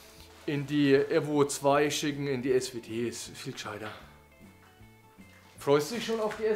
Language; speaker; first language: German; native; German